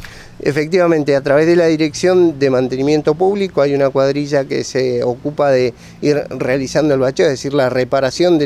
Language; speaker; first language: Spanish; native; Spanish